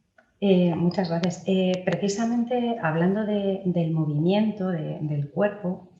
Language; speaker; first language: Spanish; native; Spanish